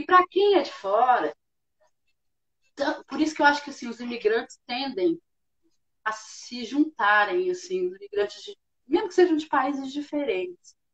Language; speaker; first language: Portuguese; native; Portuguese